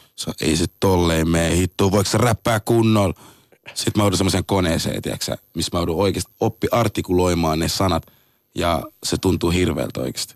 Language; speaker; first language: Finnish; non-native, fluent; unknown